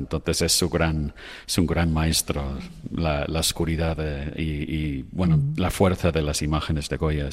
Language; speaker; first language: Spanish; non-native, fluent; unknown